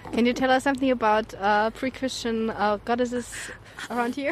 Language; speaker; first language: English; non-native, fluent; German